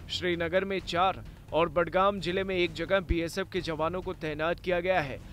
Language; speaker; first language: Hindi; native; Hindi